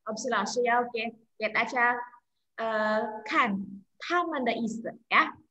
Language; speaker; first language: Chinese; non-native, fluent; Indonesian